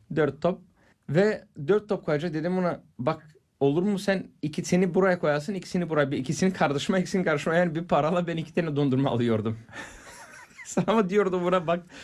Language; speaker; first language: Turkish; non-native, fluent; Bulgarian